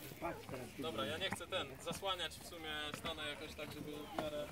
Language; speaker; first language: Polish; native; Polish